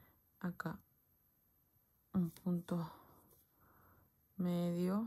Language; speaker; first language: Spanish; native; Spanish